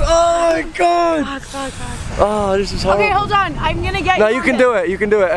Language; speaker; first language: English; native; English